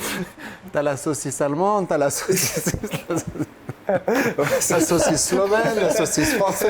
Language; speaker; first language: French; native; French